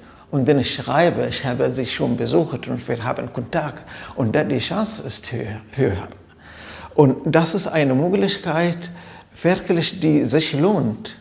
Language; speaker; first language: German; non-native, fluent; Arabic